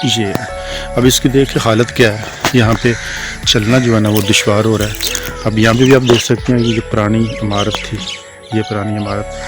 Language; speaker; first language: Urdu; non-native, local second language; Punjabi